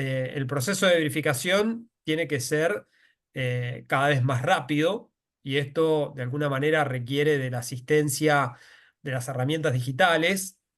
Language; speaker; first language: Spanish; native; Spanish